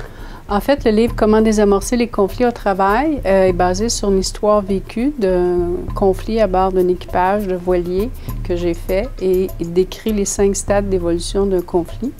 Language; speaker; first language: French; native; French